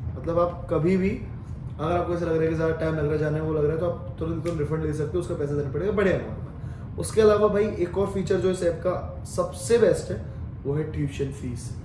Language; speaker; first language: Hindi; native; Hindi